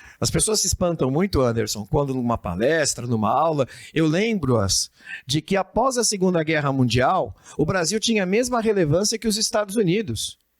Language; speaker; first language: Portuguese; native; Portuguese